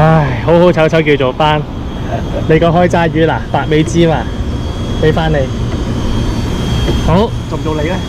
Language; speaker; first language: Chinese; native; Chinese